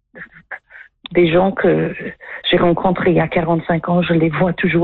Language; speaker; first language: French; non-native, local second language; English